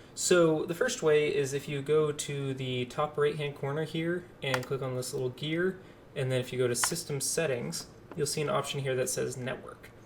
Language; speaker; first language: English; native; English